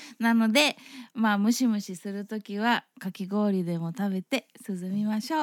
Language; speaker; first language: Japanese; early bilingual, heritage; Japanese